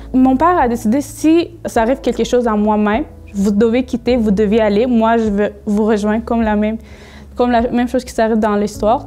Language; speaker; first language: French; non-native, learner; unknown